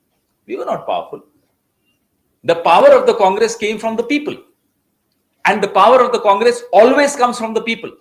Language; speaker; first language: English; non-native, local second language; Hindi